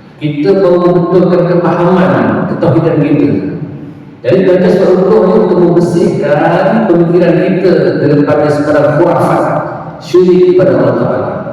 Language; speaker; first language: Malay; native; Malay